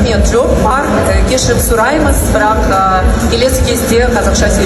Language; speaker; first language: Kazakh; non-native, local second language; Russian